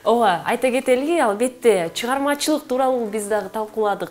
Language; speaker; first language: Kyrgyz; native; Kyrgyz